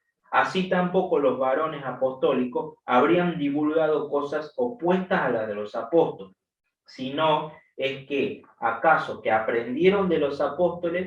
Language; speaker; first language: Spanish; native; Spanish